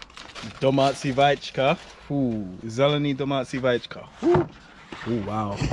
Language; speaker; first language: Czech; non-native, learner; English